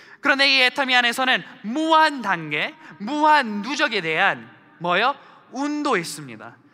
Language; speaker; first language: Korean; early bilingual, heritage; Korean